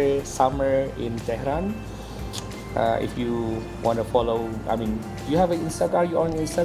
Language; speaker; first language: English; non-native, learner; Indonesian